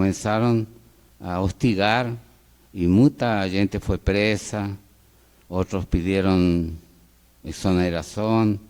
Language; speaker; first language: Portuguese; non-native, fluent; Spanish